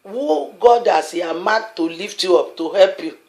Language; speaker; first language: English; non-native, local second language; Yoruba